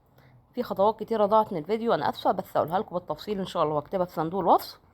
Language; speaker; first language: Arabic; native; Arabic